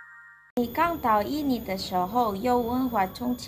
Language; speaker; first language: Chinese; non-native, learner; Indonesian